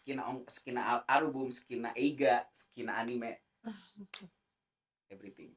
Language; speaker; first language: Japanese; non-native, learner; Indonesian